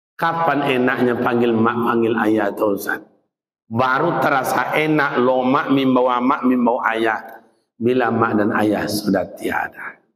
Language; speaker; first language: Malay; native; Malay